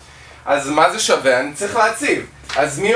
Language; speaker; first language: Hebrew; native; Hebrew